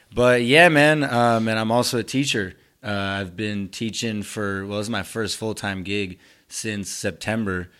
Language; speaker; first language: English; early bilingual, other home language; Spanish